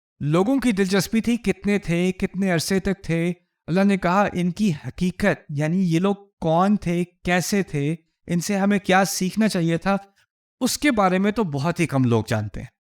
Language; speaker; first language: Urdu; early bilingual, heritage; Urdu